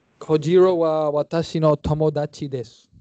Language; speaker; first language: Japanese; non-native, learner; Spanish